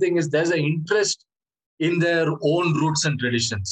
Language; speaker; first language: English; non-native, local second language; Tamil